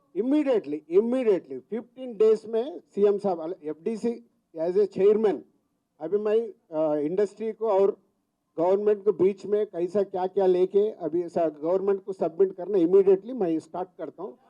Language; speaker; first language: Hindi; non-native, local second language; Telugu